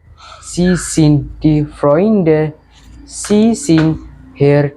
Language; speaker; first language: German; non-native, learner; Sinhala